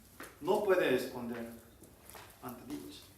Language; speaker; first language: Spanish; non-native, learner; Korean